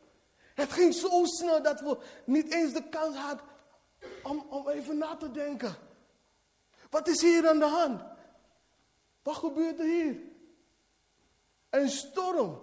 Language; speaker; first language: Dutch; non-native, fluent; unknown